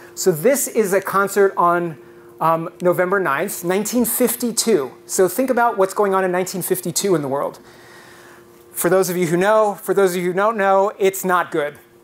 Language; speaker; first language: English; native; English